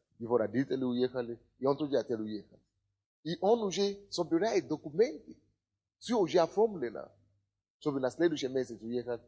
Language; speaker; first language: Russian; non-native, fluent; Yoruba